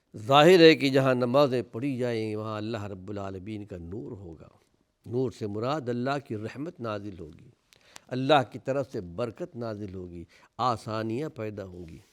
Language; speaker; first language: Urdu; native; Urdu